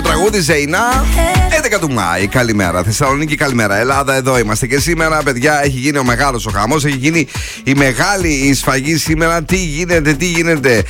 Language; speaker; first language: Greek; native; Greek